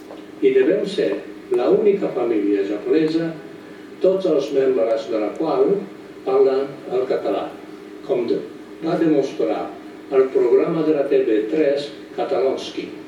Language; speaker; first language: Catalan; non-native, fluent; Japanese